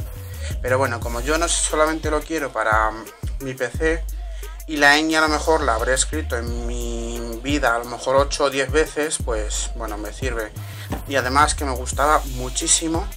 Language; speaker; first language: Spanish; native; Spanish